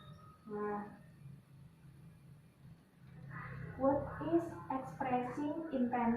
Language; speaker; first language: English; non-native, learner; Indonesian